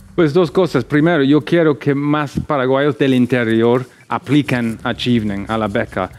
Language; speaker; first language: Spanish; non-native, fluent; English